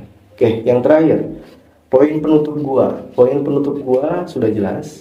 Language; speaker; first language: Indonesian; native; Indonesian